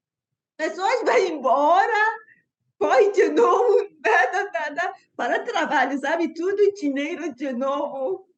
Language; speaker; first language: Portuguese; non-native, learner; Persian